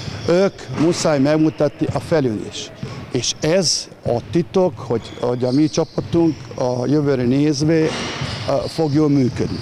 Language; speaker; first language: Hungarian; non-native, fluent; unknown